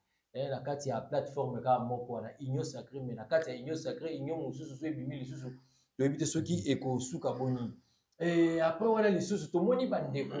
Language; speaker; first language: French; non-native, local second language; Lingala